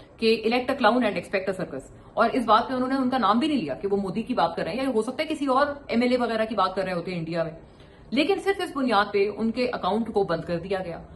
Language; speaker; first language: Urdu; native; Urdu